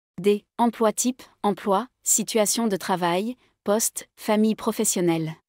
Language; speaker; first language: French; non-native, local second language; Arabic